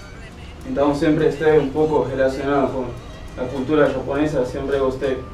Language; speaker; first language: Portuguese; non-native, fluent; Spanish